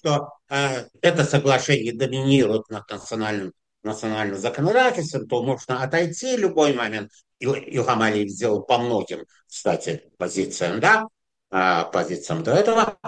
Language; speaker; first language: Russian; non-native, fluent; Azerbaijani